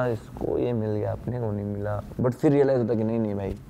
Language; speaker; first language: Hindi; non-native, local second language; Gujarati